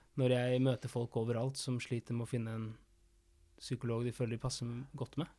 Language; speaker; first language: Norwegian; early bilingual, other home language; Spanish